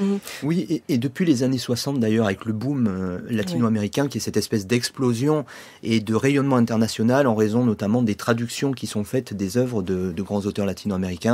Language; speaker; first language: French; native; French